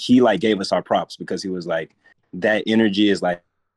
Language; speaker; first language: English; native; English